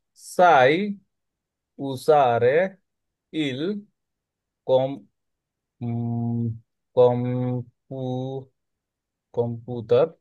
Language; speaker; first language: Italian; non-native, learner; Bangla